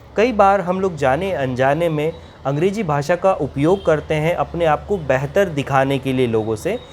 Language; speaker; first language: Hindi; native; Hindi